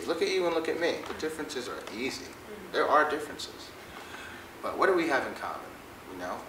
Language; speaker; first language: English; native; English